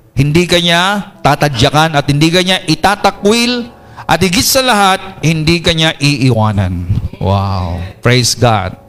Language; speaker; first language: Filipino; non-native, local second language; Iloko